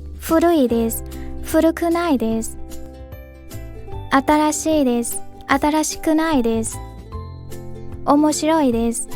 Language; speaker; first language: Japanese; non-native, fluent; Burmese